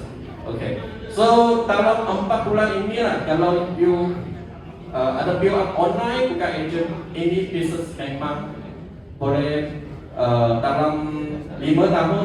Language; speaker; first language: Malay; non-native, local second language; Chinese